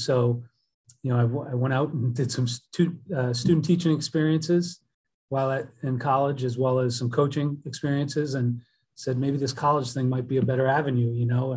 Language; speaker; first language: English; native; English